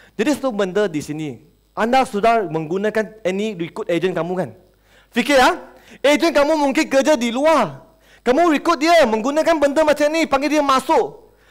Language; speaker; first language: Malay; non-native, local second language; Chinese